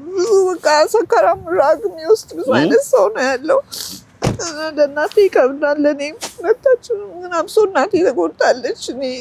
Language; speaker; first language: Amharic; native; Amharic